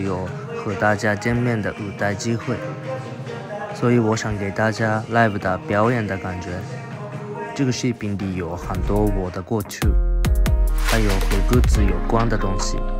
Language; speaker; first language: Chinese; non-native, fluent; Japanese